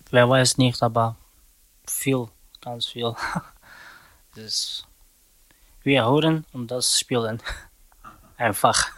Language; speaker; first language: German; non-native, learner; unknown